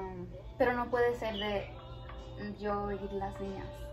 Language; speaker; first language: Spanish; early bilingual, heritage; Spanish